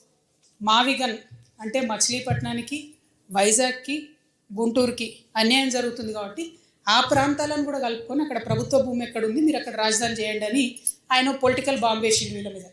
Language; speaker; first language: Telugu; native; Telugu